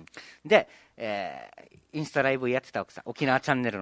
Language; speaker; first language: Japanese; native; Japanese